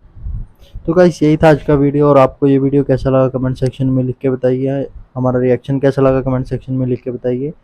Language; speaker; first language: Hindi; native; Hindi